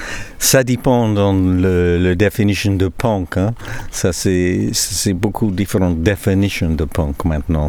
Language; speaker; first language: French; non-native, learner; English